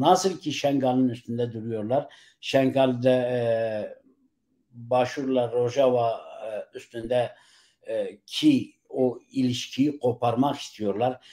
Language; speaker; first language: Turkish; non-native, local second language; Kurdish